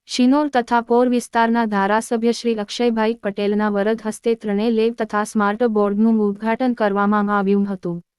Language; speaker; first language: Gujarati; native; Gujarati